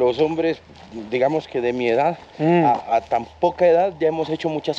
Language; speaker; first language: Spanish; native; Spanish